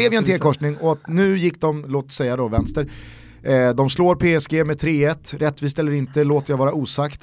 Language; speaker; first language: Swedish; native; Swedish